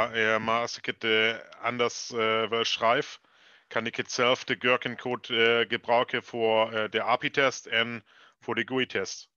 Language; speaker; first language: Dutch; non-native, learner; German